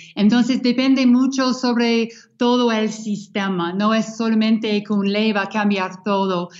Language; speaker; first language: Spanish; non-native, fluent; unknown